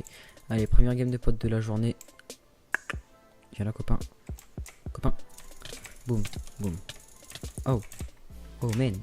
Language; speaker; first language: French; native; French